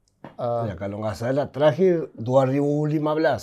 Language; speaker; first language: Indonesian; non-native, fluent; Spanish